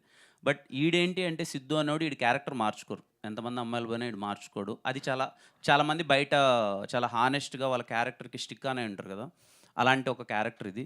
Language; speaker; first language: Telugu; native; Telugu